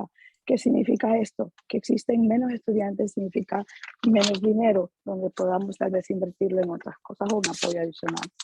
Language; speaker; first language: Spanish; native; Spanish